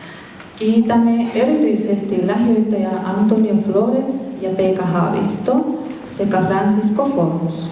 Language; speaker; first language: Finnish; non-native, fluent; Spanish